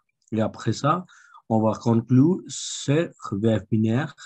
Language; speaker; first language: French; non-native, fluent; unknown